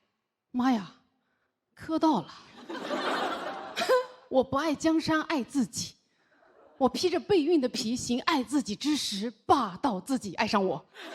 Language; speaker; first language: Chinese; native; Chinese